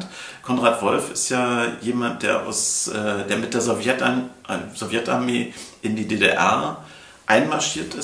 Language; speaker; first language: German; native; German